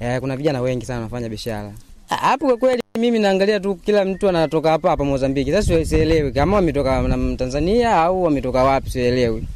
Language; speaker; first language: Swahili; non-native, local second language; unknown